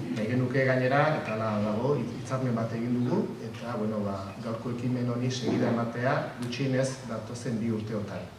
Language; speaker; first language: Basque; native; Basque